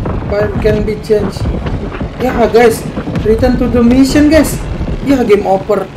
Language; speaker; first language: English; non-native, learner; Indonesian